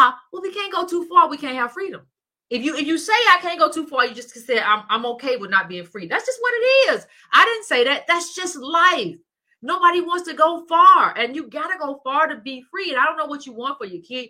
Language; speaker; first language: English; native; English